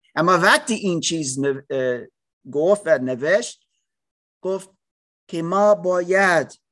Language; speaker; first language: Persian; non-native, learner; English